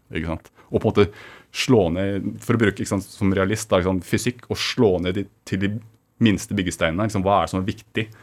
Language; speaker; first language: Norwegian; early bilingual, other home language; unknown